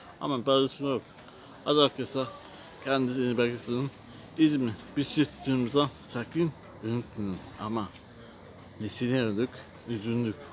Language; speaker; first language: Turkish; non-native, learner; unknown